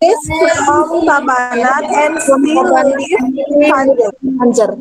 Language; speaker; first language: English; non-native, learner; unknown